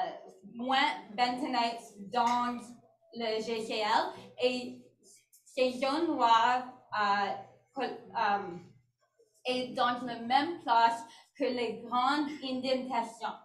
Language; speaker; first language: French; non-native, learner; English